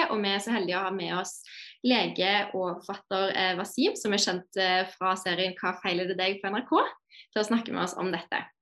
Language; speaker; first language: Norwegian; native; Norwegian